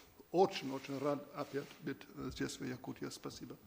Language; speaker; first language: Russian; non-native, learner; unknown